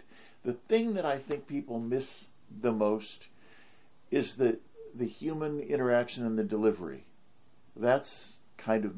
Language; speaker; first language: English; native; English